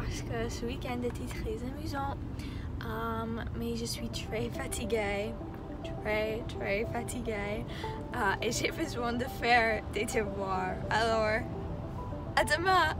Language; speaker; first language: French; non-native, learner; English